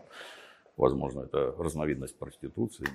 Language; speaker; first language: Russian; native; Russian